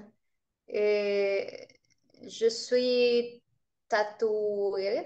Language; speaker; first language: French; non-native, learner; Spanish